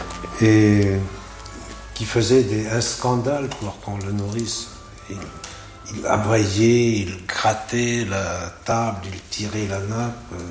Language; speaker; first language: French; native; French